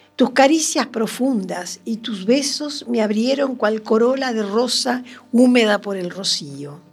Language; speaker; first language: Spanish; native; Spanish